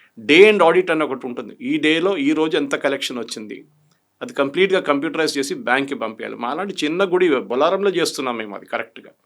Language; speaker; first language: Telugu; non-native, fluent; Malayalam